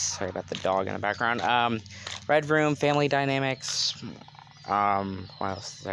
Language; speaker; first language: English; native; English